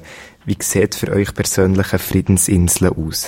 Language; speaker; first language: German; native; German